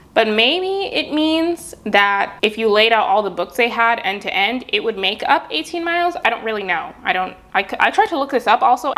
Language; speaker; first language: English; native; English